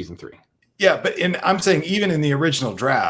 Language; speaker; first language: English; native; English